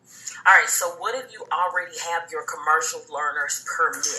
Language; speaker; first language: English; native; English